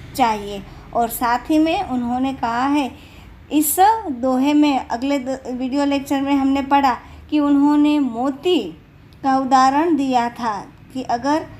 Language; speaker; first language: Hindi; non-native, local second language; Gujarati